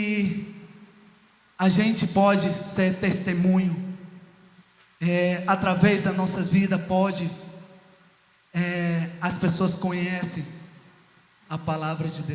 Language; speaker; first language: Portuguese; non-native, local second language; Ticuna